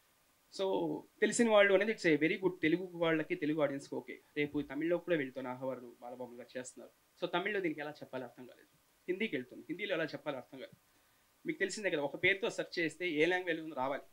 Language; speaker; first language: Telugu; native; Telugu